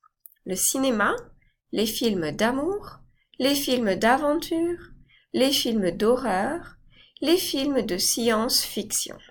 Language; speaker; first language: French; non-native, fluent; English